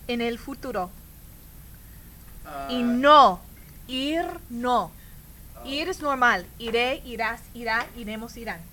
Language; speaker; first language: Spanish; non-native, fluent; English